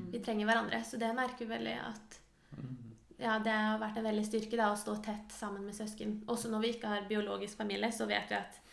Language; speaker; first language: Norwegian; native; Norwegian